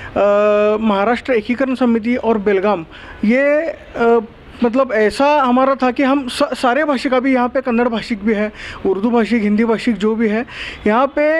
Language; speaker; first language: Hindi; non-native, local second language; Marathi